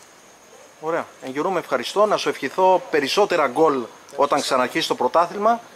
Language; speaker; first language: Greek; native; Greek